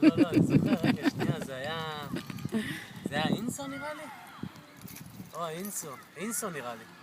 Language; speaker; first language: Hebrew; native; Hebrew